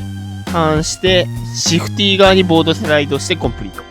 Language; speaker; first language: Japanese; native; Japanese